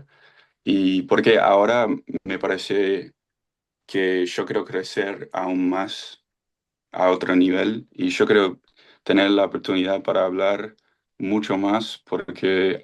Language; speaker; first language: Spanish; non-native, fluent; English